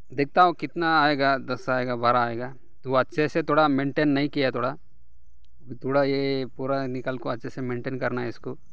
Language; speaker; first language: Hindi; non-native, local second language; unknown